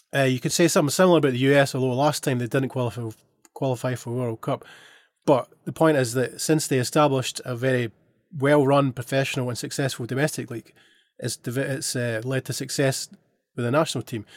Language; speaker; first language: English; native; English